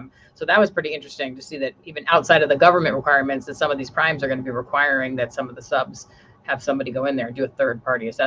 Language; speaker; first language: English; native; English